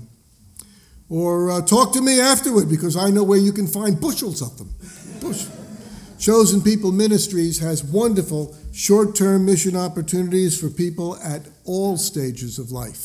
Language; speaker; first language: English; native; English